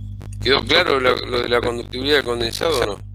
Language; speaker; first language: Spanish; native; Spanish